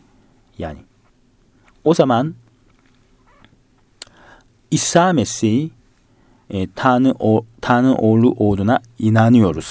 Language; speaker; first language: Turkish; non-native, fluent; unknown